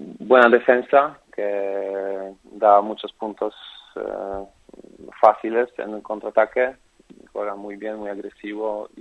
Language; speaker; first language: Spanish; non-native, fluent; Polish